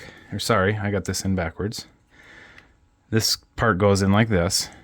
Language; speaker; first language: English; native; English